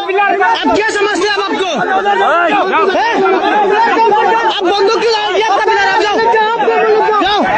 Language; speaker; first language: Hindi; non-native, learner; Bangla